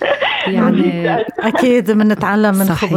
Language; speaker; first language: Arabic; native; Arabic